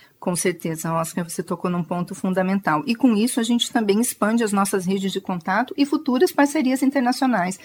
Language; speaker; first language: Portuguese; native; Portuguese